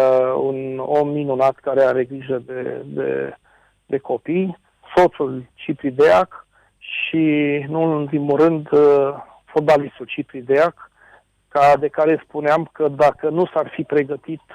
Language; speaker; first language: Romanian; native; Romanian